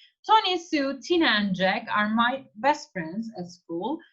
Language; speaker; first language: English; non-native, fluent; Turkish